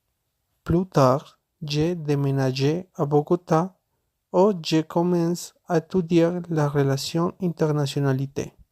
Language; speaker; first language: French; non-native, learner; Spanish